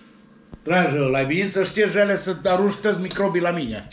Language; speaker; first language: Romanian; native; Romanian